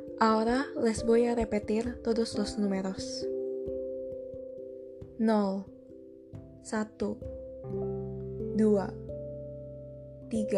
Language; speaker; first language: Spanish; non-native, fluent; Indonesian